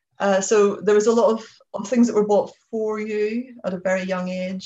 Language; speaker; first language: English; native; English